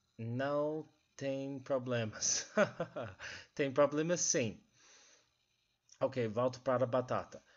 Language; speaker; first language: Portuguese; non-native, learner; English